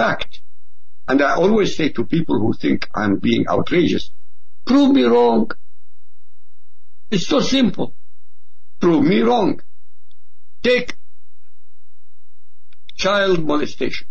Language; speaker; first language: English; non-native, fluent; Arabic